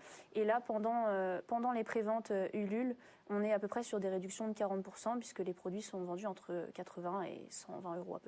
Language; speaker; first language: French; native; French